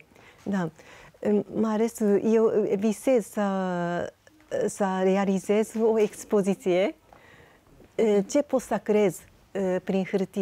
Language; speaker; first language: Romanian; non-native, fluent; Japanese